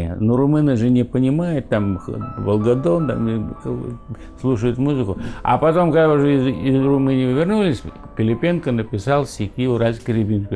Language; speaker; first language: Russian; native; Russian